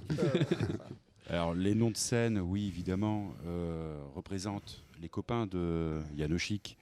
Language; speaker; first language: French; native; French